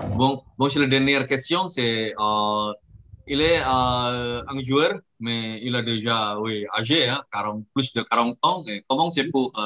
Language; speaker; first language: French; non-native, learner; Indonesian